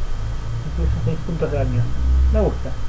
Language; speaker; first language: Spanish; native; Spanish